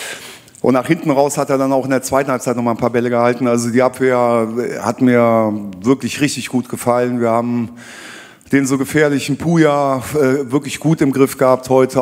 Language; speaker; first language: German; native; German